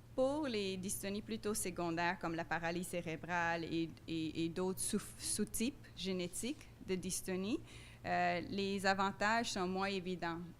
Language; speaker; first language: French; non-native, fluent; Dutch